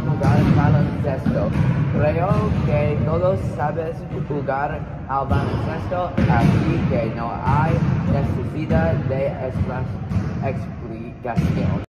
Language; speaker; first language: Spanish; non-native, learner; English